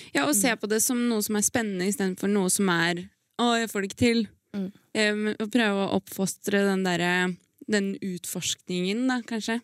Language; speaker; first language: Norwegian; native; Norwegian